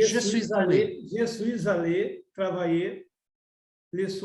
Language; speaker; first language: French; non-native, learner; Portuguese